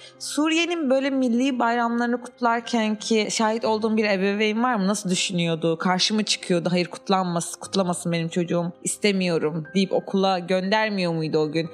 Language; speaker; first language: Turkish; native; Turkish